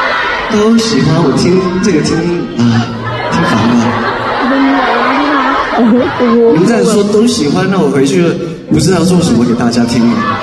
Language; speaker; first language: Chinese; early bilingual, heritage; English